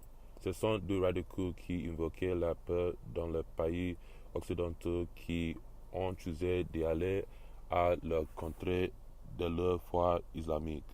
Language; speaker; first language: French; non-native, learner; English